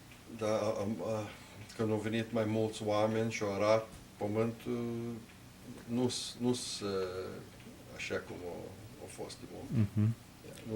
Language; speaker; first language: Romanian; early bilingual, heritage; Romanian